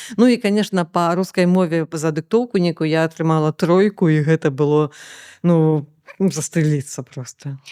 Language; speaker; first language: Belarusian; native; Belarusian